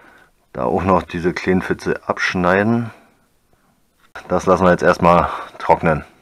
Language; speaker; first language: German; native; German